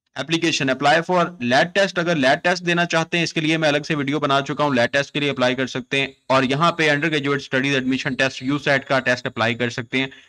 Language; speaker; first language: Urdu; non-native, local second language; Punjabi